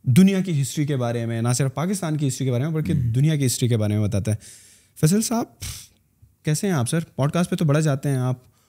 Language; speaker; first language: Urdu; native; Urdu